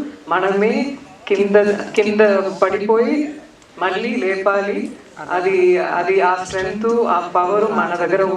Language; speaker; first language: Telugu; non-native, learner; Tamil